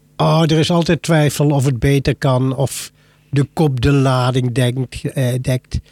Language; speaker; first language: Dutch; native; Dutch